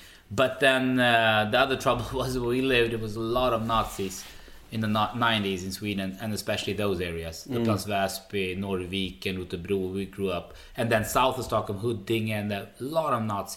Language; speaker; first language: English; non-native, fluent; Swedish